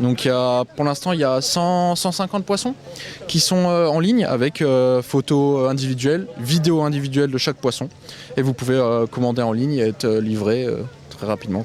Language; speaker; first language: French; native; French